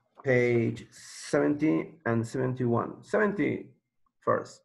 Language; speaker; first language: English; non-native, learner; Spanish